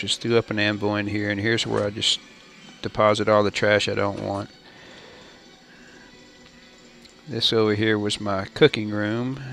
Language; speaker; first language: English; native; English